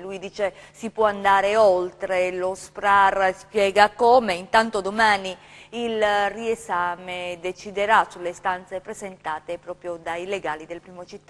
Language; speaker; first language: Italian; native; Italian